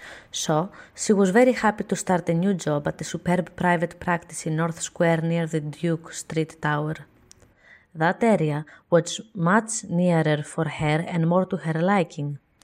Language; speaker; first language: English; non-native, fluent; Greek